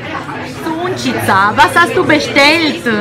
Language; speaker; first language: German; non-native, learner; Italian